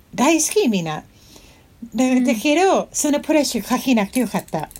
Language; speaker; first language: Japanese; non-native, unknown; English